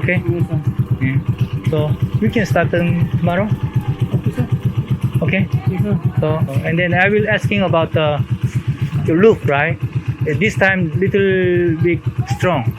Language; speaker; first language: English; non-native, learner; Korean